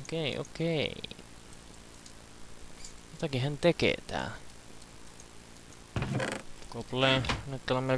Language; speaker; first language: Finnish; native; Finnish